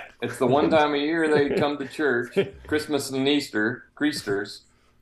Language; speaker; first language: English; native; English